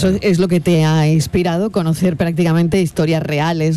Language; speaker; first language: Spanish; native; Spanish